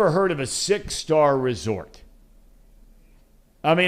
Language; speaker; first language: English; native; English